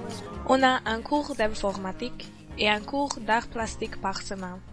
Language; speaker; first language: French; non-native, learner; Hungarian